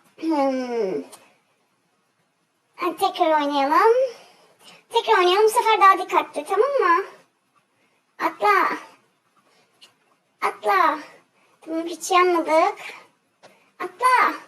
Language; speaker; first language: Turkish; native; Turkish